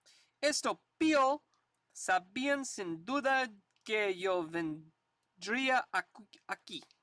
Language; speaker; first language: Spanish; non-native, learner; English